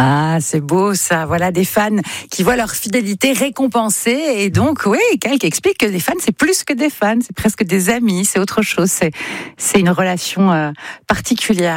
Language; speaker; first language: French; native; French